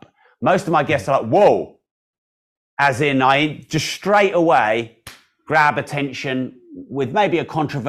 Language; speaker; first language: English; native; English